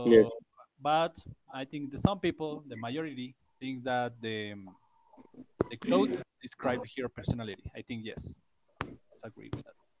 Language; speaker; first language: English; non-native, learner; Spanish